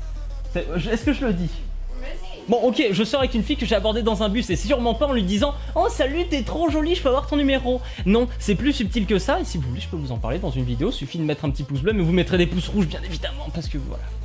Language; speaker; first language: French; native; French